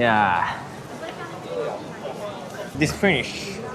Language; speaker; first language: English; non-native, learner; Japanese